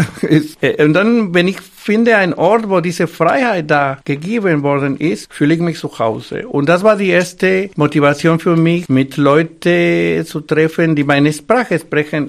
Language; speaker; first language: German; non-native, fluent; Spanish